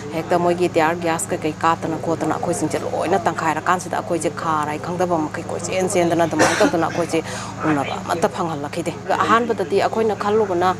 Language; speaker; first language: Manipuri; native; Manipuri